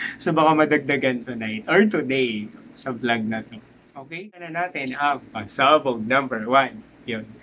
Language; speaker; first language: Filipino; non-native, local second language; Cebuano